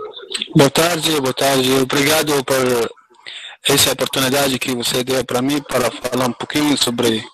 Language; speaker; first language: Portuguese; non-native, fluent; Arabic